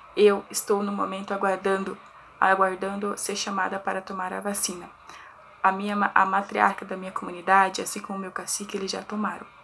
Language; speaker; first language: Portuguese; native; Portuguese